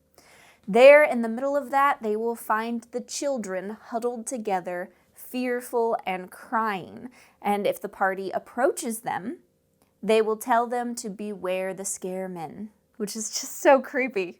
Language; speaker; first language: English; native; English